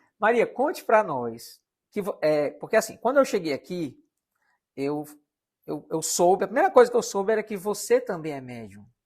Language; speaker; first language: Portuguese; native; Portuguese